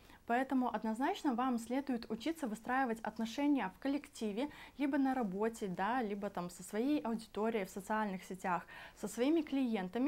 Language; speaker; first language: Russian; native; Russian